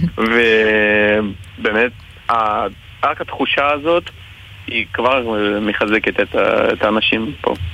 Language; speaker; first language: Hebrew; non-native, fluent; Russian